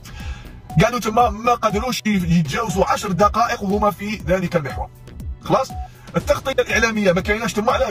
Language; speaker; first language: Arabic; native; Arabic